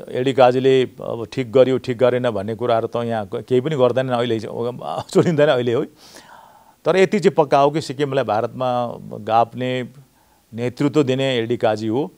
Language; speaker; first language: Nepali; native; Nepali